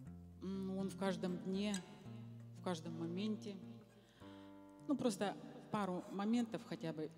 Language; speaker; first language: Russian; native; Russian